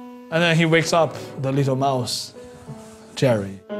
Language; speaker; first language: English; non-native, fluent; Chinese